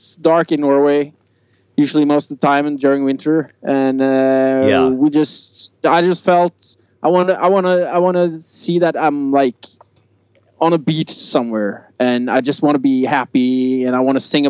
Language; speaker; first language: English; non-native, fluent; Norwegian